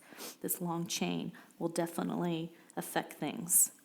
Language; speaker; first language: English; native; English